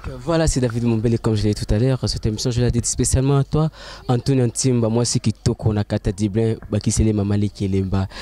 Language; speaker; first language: French; non-native, local second language; Lingala